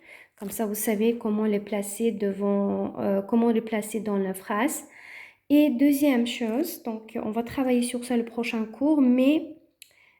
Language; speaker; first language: French; native; French